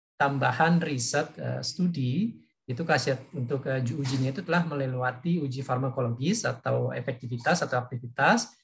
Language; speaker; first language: Indonesian; native; Indonesian